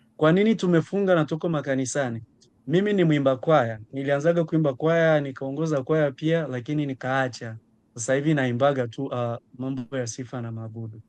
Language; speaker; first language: Swahili; native; Swahili